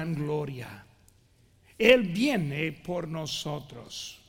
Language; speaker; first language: Spanish; non-native, fluent; English